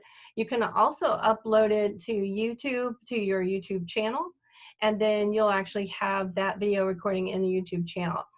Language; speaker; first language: English; native; English